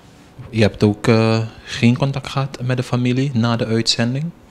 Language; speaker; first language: Dutch; non-native, local second language; Sranan Tongo